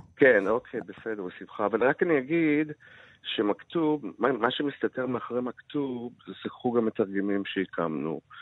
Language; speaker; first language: Hebrew; early bilingual, other home language; Arabic